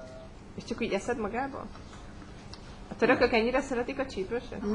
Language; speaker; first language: Hungarian; native; Hungarian